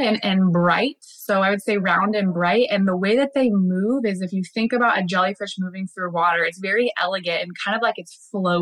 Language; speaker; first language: English; native; English